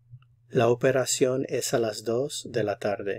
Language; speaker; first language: Spanish; non-native, fluent; English